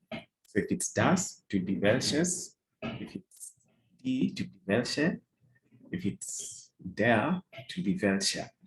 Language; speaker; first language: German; non-native, fluent; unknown